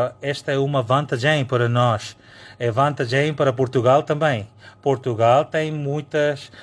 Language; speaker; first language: Portuguese; non-native, learner; Bangla